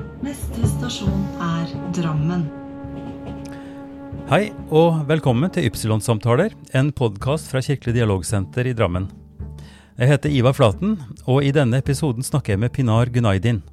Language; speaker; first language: Norwegian; native; Norwegian